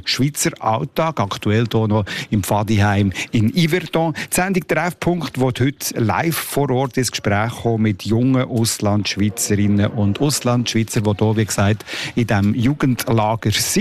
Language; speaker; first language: German; native; German